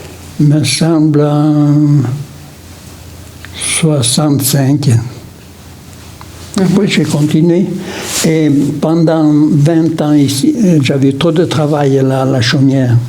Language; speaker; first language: French; non-native, local second language; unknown